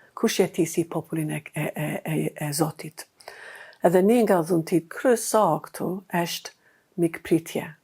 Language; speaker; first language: Albanian; non-native, fluent; English